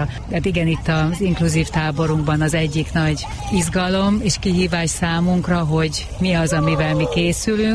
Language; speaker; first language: Hungarian; native; Hungarian